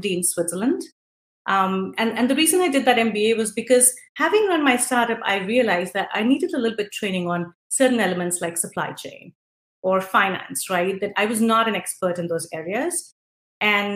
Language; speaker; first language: English; non-native, local second language; Hindi